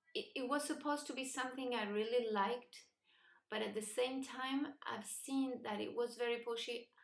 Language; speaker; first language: English; non-native, fluent; Spanish